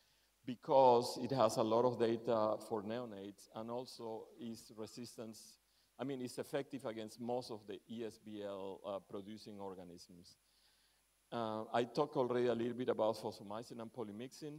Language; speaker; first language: English; non-native, fluent; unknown